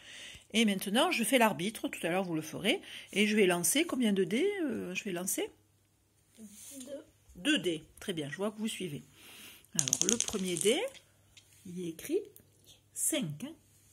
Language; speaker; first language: French; native; French